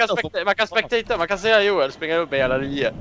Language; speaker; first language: Swedish; native; Swedish